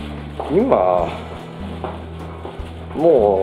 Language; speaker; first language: Japanese; native; Japanese